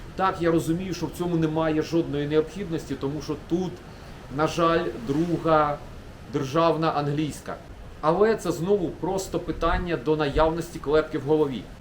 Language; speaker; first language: Ukrainian; non-native, local second language; Russian